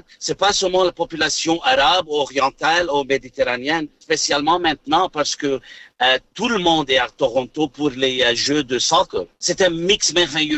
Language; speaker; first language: French; non-native, learner; Arabic